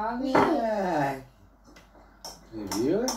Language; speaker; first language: Portuguese; native; Portuguese